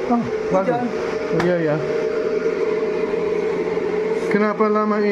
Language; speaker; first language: Indonesian; non-native, learner; English